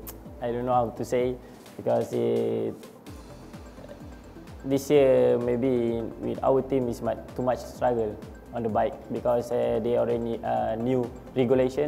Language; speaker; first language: English; non-native, learner; Malay